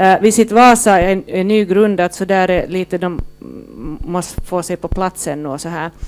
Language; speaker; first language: Swedish; native; Swedish